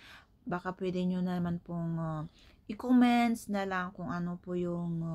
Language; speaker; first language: Filipino; native; Filipino